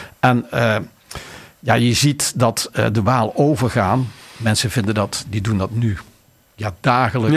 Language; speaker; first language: Dutch; native; Dutch